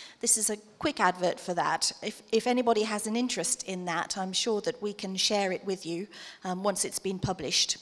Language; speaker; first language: English; native; English